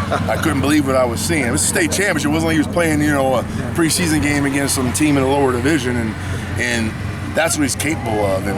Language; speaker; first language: English; native; English